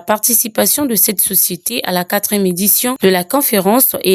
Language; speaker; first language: French; native; French